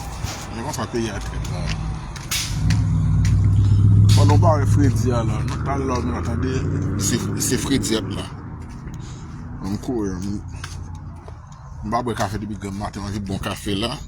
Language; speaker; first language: French; non-native, learner; Haitian Creole